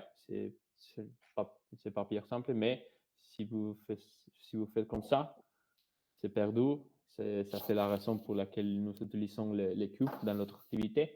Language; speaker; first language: French; non-native, fluent; Spanish